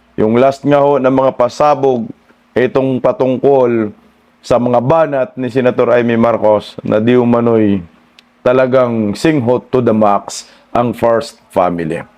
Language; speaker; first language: Filipino; non-native, local second language; Cebuano